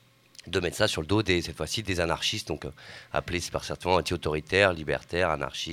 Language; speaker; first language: French; native; French